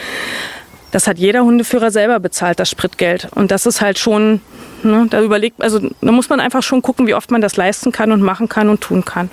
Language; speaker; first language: German; native; German